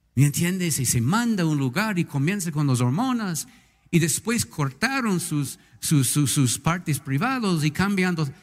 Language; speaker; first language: Spanish; non-native, fluent; English